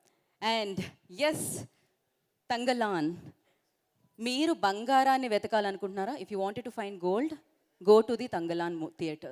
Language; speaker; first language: Telugu; native; Telugu